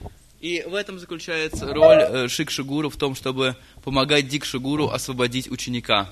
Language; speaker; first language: Russian; native; Russian